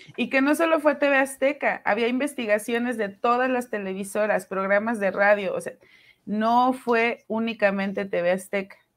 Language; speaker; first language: Spanish; native; Spanish